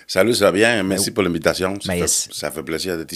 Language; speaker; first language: French; non-native, fluent; Spanish